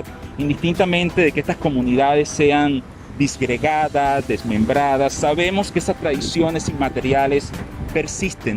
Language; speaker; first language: Spanish; native; Spanish